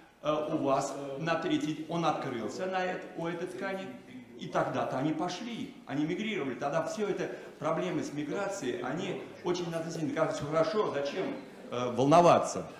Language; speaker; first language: Russian; native; Russian